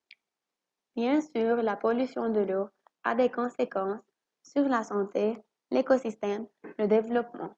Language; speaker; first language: French; non-native, learner; Arabic